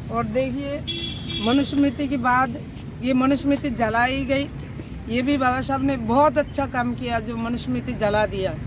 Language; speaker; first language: Hindi; native; Hindi